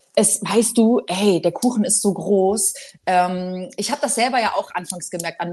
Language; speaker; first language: German; early bilingual, other home language; Polish